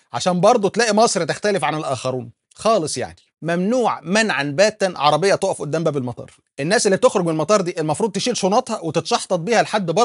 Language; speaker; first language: Arabic; native; Arabic